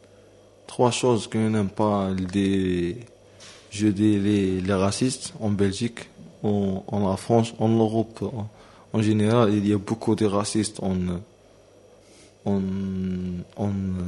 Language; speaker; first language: French; non-native, learner; Arabic